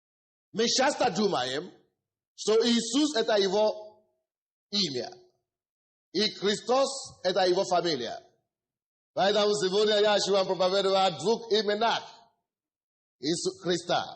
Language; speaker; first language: Russian; non-native, fluent; Yoruba